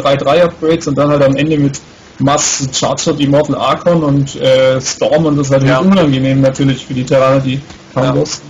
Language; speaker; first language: German; native; German